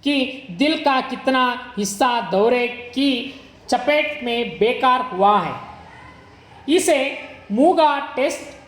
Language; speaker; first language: Hindi; non-native, local second language; Kannada